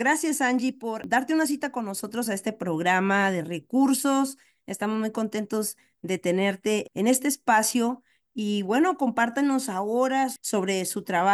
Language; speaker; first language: Spanish; native; Spanish